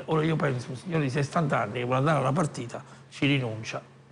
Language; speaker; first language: Italian; native; Italian